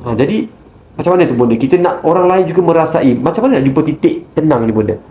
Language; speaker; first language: Malay; native; Malay